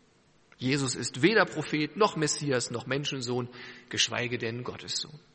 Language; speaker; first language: German; native; German